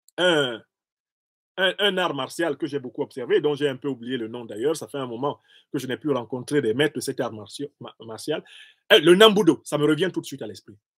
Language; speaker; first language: French; non-native, local second language; Basaa